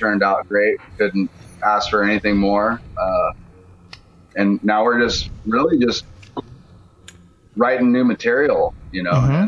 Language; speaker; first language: English; native; English